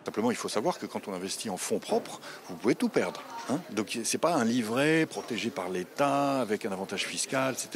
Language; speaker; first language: French; native; French